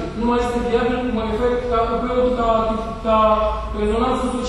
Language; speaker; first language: Romanian; native; Romanian